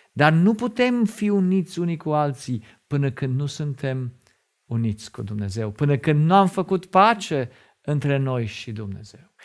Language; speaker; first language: Romanian; non-native, fluent; German